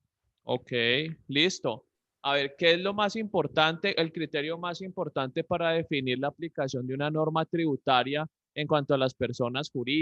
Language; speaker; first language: Spanish; native; Spanish